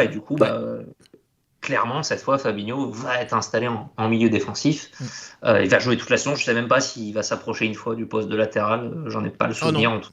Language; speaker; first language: French; native; French